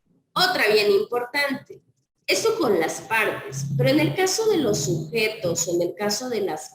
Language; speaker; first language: Spanish; native; Spanish